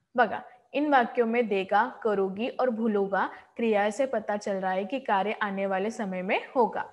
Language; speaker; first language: Hindi; non-native, local second language; Marathi